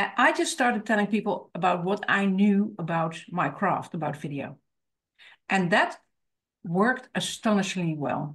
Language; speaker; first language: English; non-native, fluent; Dutch